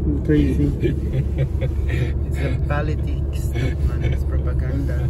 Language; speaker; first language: English; non-native, local second language; Filipino